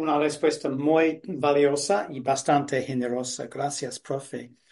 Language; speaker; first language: Spanish; non-native, fluent; English